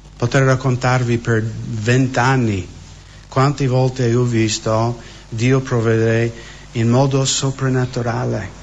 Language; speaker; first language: Italian; non-native, fluent; English